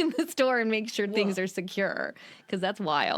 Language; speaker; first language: English; native; English